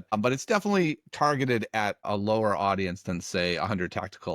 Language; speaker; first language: English; native; English